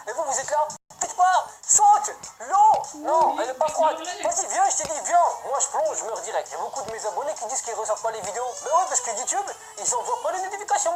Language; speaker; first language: French; native; French